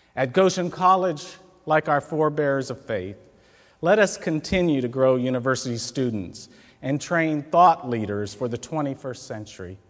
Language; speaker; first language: English; native; English